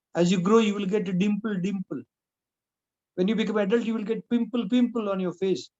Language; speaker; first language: English; non-native, local second language; Kannada